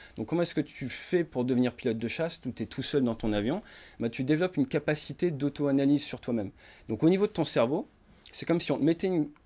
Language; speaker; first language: French; native; French